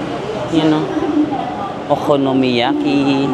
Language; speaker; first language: English; non-native, local second language; Filipino